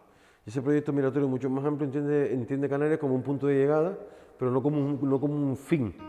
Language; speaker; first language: Spanish; native; Spanish